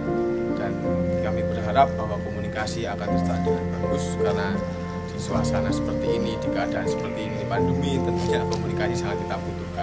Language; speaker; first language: Indonesian; non-native, local second language; Javanese